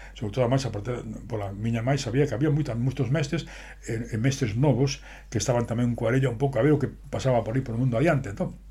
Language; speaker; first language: Galician; non-native, local second language; Spanish